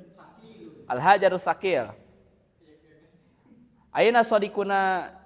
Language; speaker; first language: Arabic; non-native, learner; Indonesian